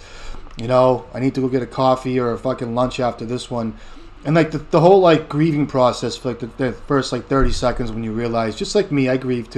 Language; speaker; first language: English; native; English